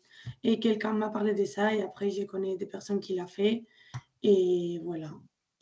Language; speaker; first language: French; non-native, learner; Spanish